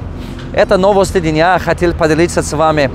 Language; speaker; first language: Russian; non-native, local second language; Tajik